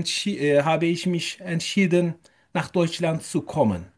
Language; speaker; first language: German; non-native, fluent; Turkish